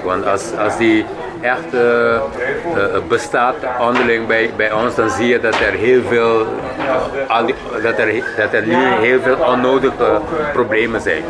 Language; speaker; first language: Dutch; non-native, local second language; Papiamento